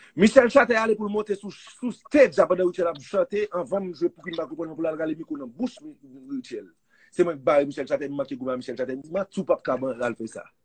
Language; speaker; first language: Haitian Creole; native; Haitian Creole